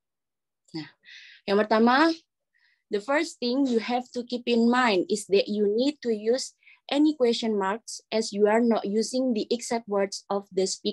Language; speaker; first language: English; non-native, learner; Indonesian